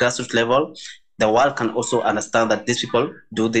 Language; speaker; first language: English; non-native, local second language; Masai